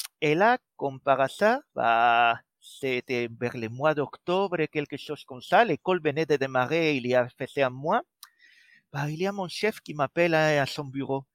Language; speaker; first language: French; non-native, fluent; Spanish